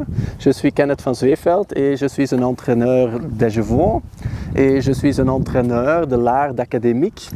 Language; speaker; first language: French; non-native, learner; Dutch